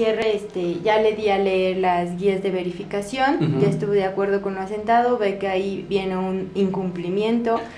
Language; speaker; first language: Spanish; native; Spanish